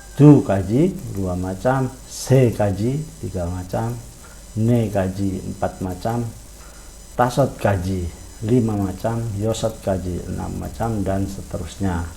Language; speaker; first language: Indonesian; native; Indonesian